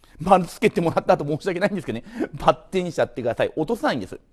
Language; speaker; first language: Japanese; native; Japanese